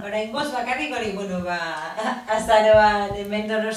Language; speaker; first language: Basque; non-native, local second language; Spanish